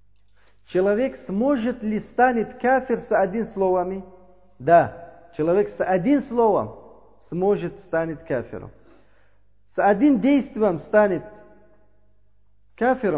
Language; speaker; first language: Russian; non-native, learner; Uzbek